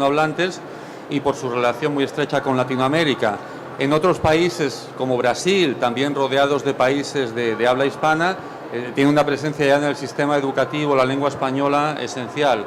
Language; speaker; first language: Spanish; native; Spanish